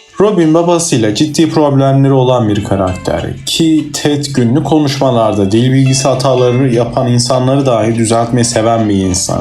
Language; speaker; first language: Turkish; native; Turkish